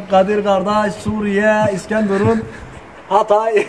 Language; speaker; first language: Turkish; native; Turkish